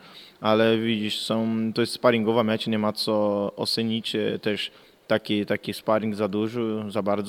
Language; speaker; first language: Polish; non-native, fluent; Portuguese